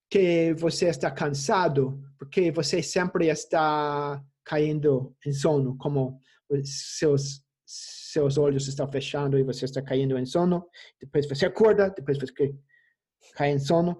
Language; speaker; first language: Portuguese; non-native, fluent; English